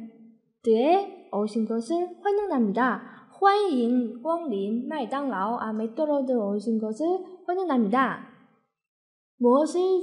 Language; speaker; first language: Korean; non-native, fluent; Chinese